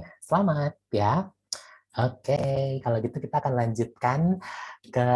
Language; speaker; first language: Indonesian; native; Indonesian